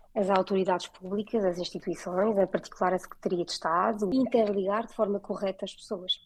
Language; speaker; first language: Portuguese; early bilingual, heritage; French